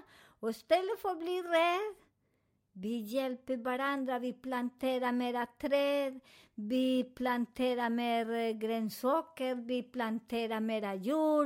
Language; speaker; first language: Swedish; non-native, learner; Spanish